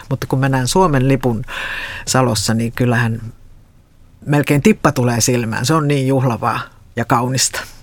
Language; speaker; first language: Finnish; native; Finnish